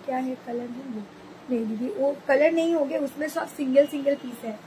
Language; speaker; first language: Hindi; non-native, local second language; Bangla